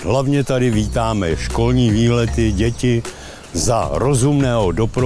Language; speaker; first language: Czech; native; Czech